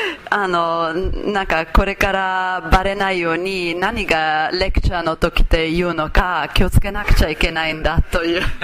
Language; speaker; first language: Japanese; non-native, fluent; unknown